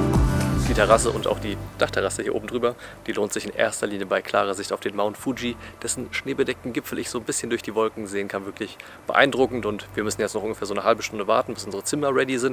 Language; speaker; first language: German; native; German